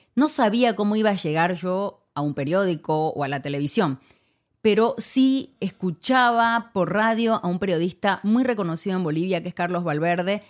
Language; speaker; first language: Spanish; native; Spanish